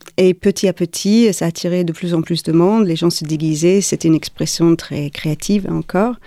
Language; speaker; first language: French; non-native, fluent; English